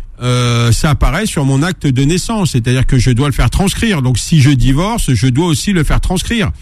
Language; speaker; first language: French; native; French